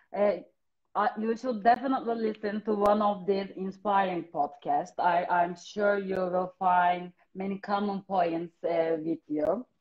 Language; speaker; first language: English; non-native, fluent; Turkish